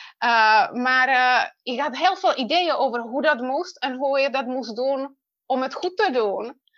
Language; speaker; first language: Dutch; non-native, fluent; Czech